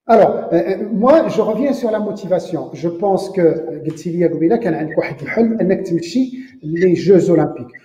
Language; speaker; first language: French; non-native, local second language; Arabic